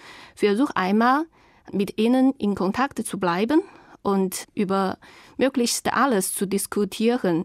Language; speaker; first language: German; non-native, fluent; Chinese